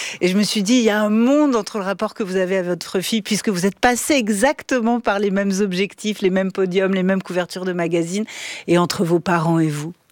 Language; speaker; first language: French; native; French